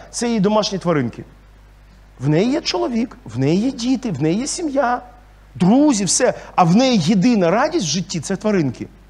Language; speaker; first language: Ukrainian; non-native, local second language; Russian